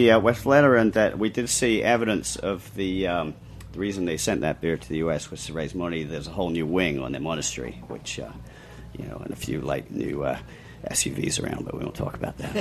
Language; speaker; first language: English; native; English